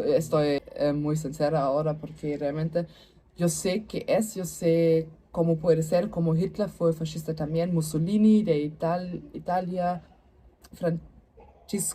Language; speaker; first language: Spanish; non-native, learner; German